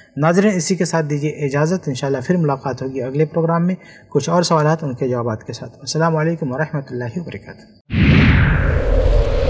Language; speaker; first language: Hindi; native; Hindi